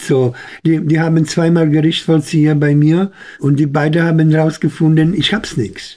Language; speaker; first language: German; non-native, fluent; Polish